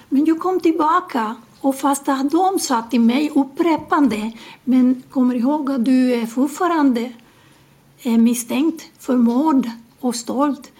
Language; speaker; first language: Swedish; non-native, fluent; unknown